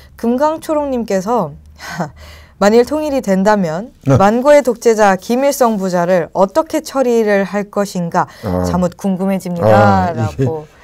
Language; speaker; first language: Korean; native; Korean